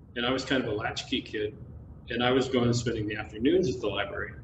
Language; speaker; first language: English; native; English